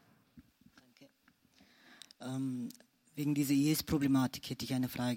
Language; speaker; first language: German; non-native, fluent; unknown